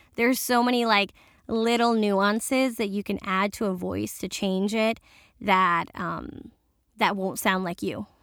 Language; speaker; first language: English; early bilingual, other home language; Spanish